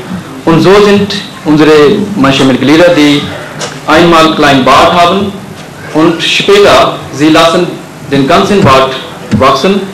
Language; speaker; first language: German; non-native, fluent; Urdu